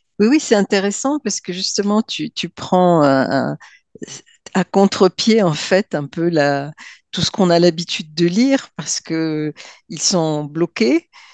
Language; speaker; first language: French; native; French